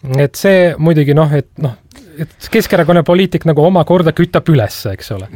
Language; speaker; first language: Estonian; non-native, local second language; Russian